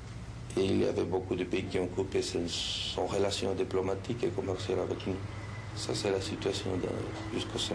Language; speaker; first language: French; non-native, fluent; Spanish